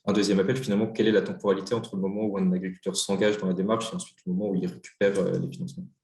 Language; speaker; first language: French; native; French